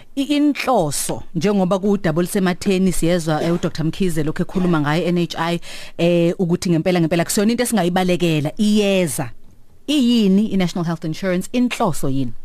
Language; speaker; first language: Zulu; native; Zulu